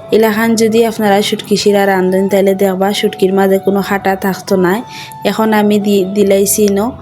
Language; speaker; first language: Bangla; non-native, local second language; Sylheti